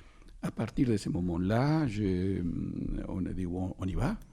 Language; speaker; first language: French; non-native, fluent; Spanish